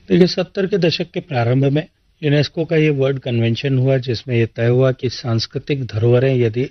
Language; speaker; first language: Hindi; native; Hindi